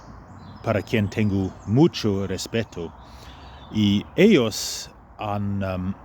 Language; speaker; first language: Spanish; non-native, fluent; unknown